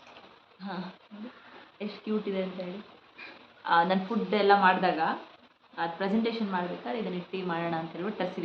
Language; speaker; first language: Kannada; native; Kannada